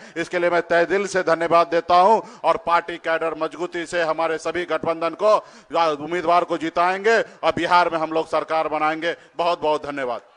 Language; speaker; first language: Hindi; native; Hindi